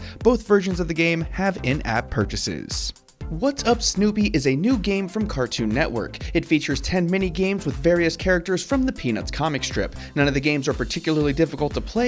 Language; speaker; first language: English; native; English